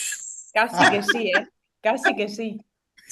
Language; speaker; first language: Spanish; native; Spanish